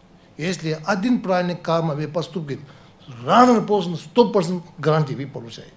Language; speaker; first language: Russian; non-native, learner; Tibetan